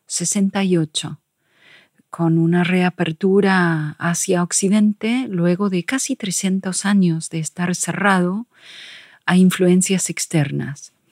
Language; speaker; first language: Spanish; non-native, fluent; English